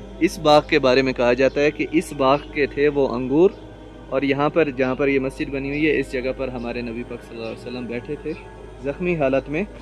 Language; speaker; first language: Urdu; native; Urdu